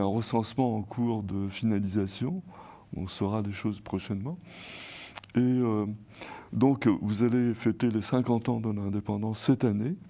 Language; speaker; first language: French; native; French